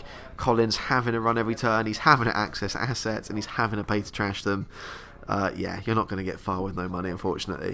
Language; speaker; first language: English; native; English